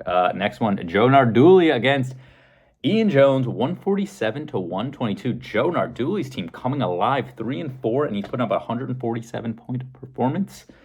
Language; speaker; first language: English; native; English